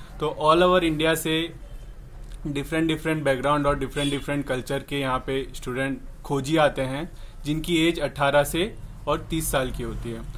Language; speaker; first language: Hindi; native; Hindi